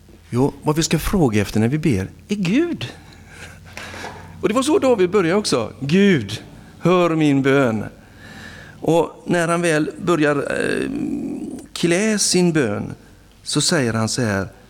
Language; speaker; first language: Swedish; native; Swedish